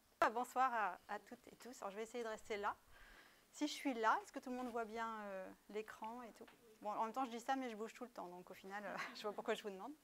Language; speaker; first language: French; native; French